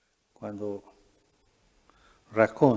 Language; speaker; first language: Italian; non-native, fluent; Spanish